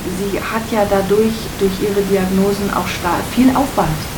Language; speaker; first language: German; native; German